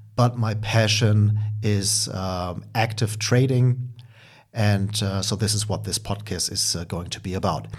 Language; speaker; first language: English; non-native, fluent; German